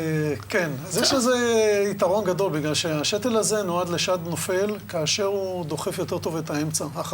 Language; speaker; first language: Hebrew; native; Hebrew